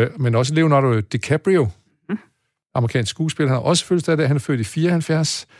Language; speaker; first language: Danish; native; Danish